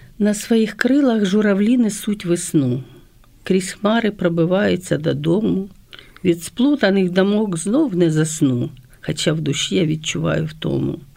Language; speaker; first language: Ukrainian; non-native, local second language; Russian